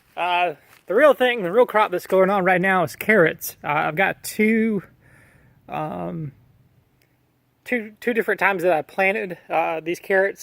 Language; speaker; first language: English; native; English